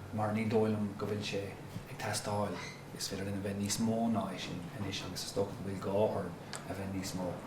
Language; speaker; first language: Irish; non-native, local second language; English